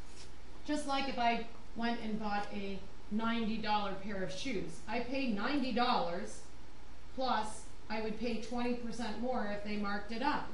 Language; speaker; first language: English; native; English